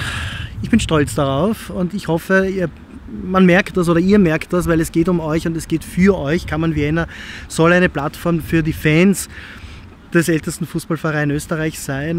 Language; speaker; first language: German; native; German